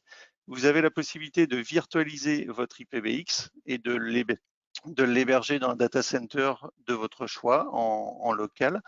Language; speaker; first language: French; native; French